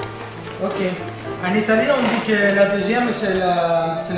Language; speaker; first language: French; non-native, fluent; Italian